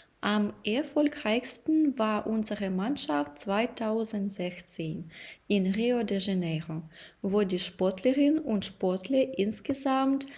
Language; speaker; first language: German; non-native, fluent; Ukrainian